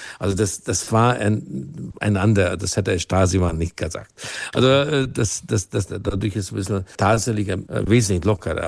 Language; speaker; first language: German; non-native, fluent; Hungarian